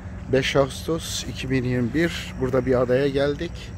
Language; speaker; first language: Turkish; native; Turkish